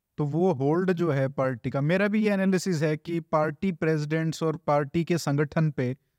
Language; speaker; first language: Hindi; native; Hindi